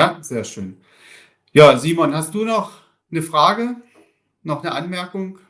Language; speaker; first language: German; native; German